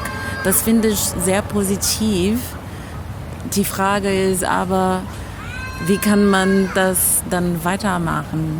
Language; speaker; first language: German; non-native, fluent; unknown